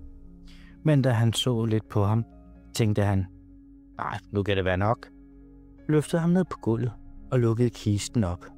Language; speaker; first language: Danish; native; Danish